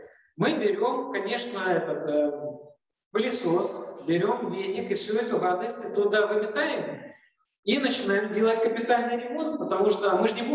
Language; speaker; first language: Russian; native; Russian